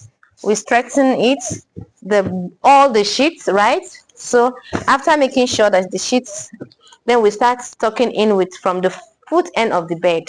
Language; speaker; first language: English; non-native, local second language; Igbo